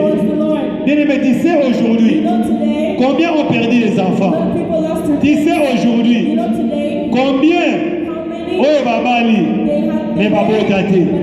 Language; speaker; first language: French; non-native, local second language; Lingala